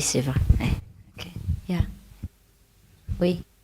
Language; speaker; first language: French; non-native, learner; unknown